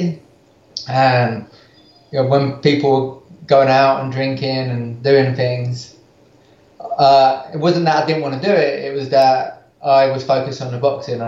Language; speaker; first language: English; native; English